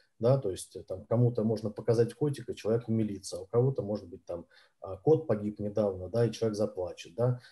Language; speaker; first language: Russian; native; Russian